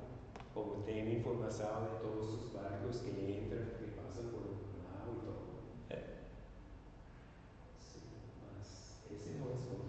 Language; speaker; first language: Portuguese; non-native, learner; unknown